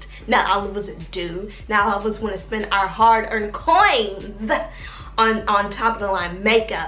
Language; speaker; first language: English; native; English